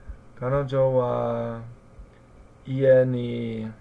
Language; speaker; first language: Japanese; non-native, learner; English